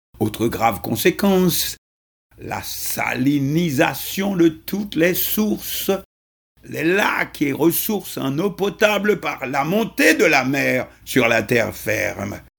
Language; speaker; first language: French; non-native, local second language; Haitian Creole